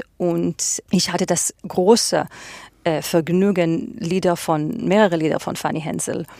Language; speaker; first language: German; non-native, fluent; Hebrew